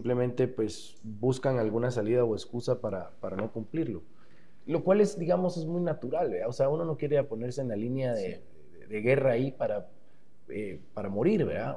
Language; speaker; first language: Spanish; native; Spanish